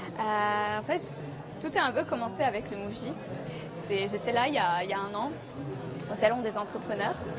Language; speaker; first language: French; non-native, local second language; Arabic